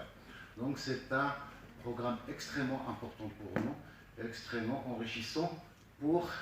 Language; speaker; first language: French; native; French